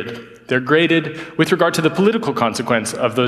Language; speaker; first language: English; native; English